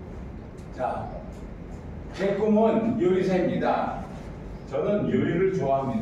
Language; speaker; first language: Korean; non-native, fluent; Indonesian